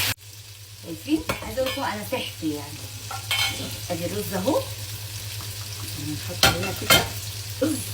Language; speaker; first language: Arabic; native; Arabic